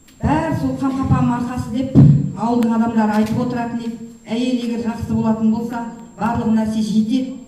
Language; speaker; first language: Kazakh; native; Kazakh